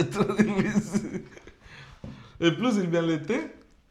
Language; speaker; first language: French; non-native, fluent; Spanish